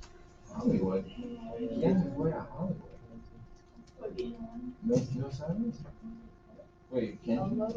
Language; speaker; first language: Spanish; non-native, fluent; English